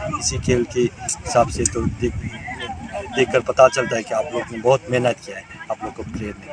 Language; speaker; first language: Hindi; non-native, fluent; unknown